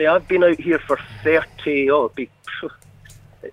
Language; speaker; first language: English; native; English